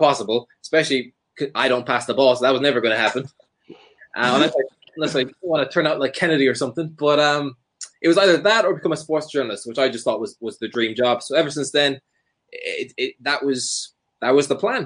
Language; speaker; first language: English; native; English